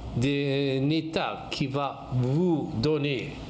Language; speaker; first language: French; non-native, fluent; English